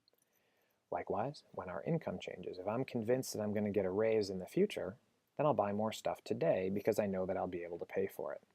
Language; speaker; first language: English; native; English